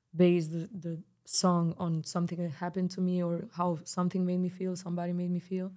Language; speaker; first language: English; non-native, fluent; Spanish